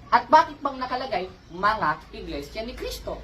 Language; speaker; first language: Filipino; native; Filipino